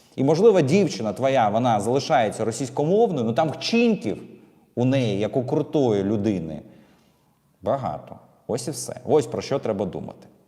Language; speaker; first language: Ukrainian; non-native, local second language; Russian